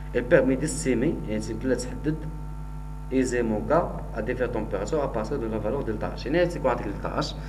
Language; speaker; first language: French; non-native, local second language; Arabic